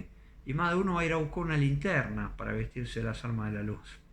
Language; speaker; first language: Spanish; native; Spanish